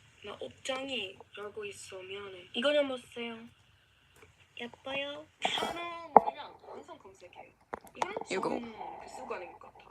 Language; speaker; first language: Korean; non-native, learner; English